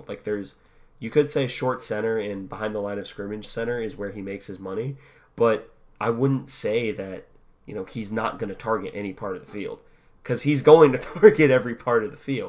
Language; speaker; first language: English; native; English